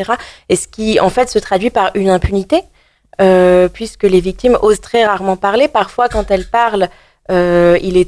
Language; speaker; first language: French; native; French